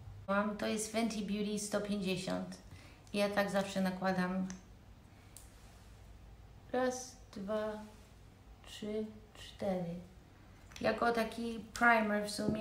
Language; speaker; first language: Polish; early bilingual, heritage; Polish